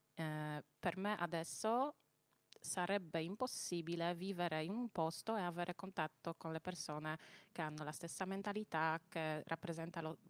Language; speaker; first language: Italian; non-native, fluent; Polish